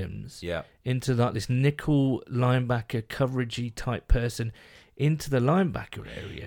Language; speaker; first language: English; native; English